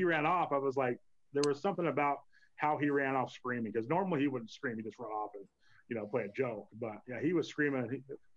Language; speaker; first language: English; native; English